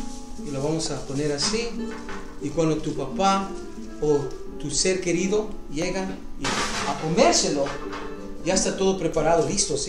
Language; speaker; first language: Spanish; early bilingual, other home language; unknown